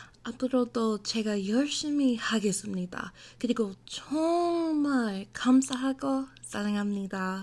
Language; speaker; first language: Korean; non-native, fluent; English